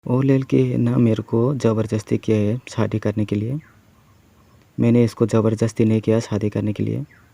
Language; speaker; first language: Hindi; non-native, local second language; Kok Borok